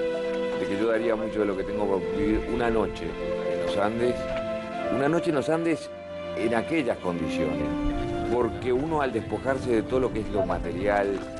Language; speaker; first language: Spanish; native; Spanish